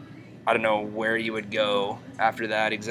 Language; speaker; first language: English; native; English